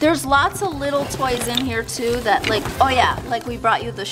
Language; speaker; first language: English; native; English